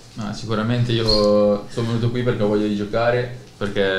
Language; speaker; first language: Italian; native; Italian